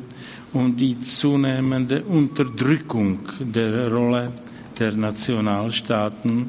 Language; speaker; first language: German; non-native, fluent; Czech